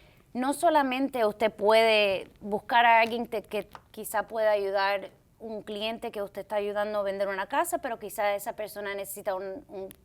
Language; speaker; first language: Spanish; early bilingual, heritage; Spanish